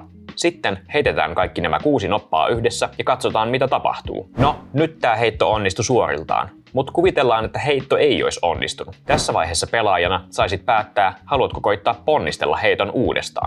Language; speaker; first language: Finnish; native; Finnish